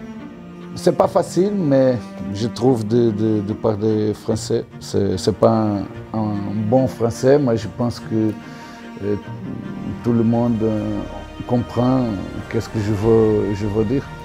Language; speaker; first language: French; non-native, learner; Portuguese